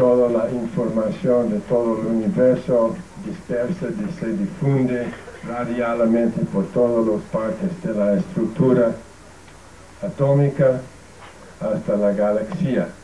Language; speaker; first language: Spanish; non-native, fluent; English